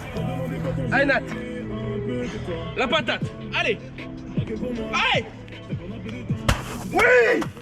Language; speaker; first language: French; native; French